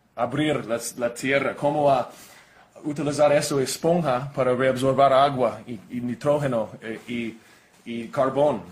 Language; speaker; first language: Spanish; non-native, learner; English